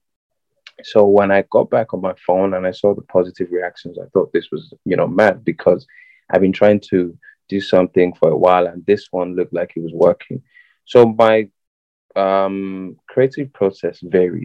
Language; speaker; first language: English; non-native, local second language; Yoruba